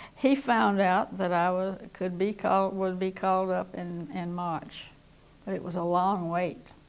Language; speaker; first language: English; native; English